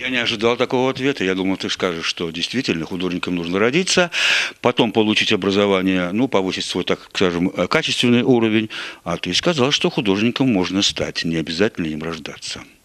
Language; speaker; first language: Russian; native; Russian